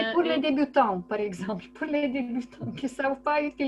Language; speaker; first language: French; non-native, fluent; Lithuanian